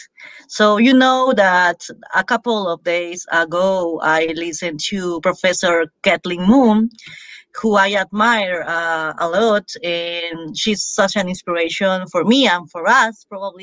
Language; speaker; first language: English; non-native, fluent; Spanish